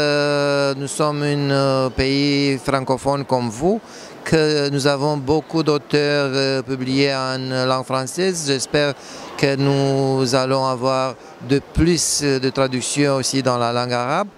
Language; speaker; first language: French; non-native, fluent; Romanian